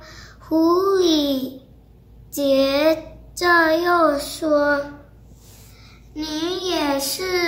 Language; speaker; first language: Chinese; early bilingual, heritage; Chinese